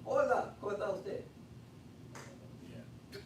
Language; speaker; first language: Spanish; non-native, fluent; English